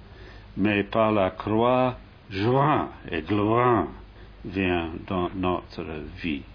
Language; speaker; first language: French; non-native, fluent; English